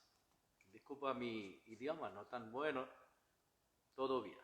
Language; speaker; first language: Spanish; non-native, learner; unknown